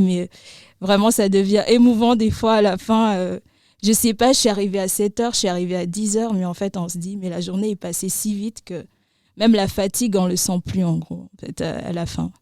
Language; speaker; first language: French; native; French